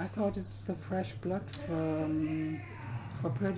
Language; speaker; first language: English; non-native, learner; German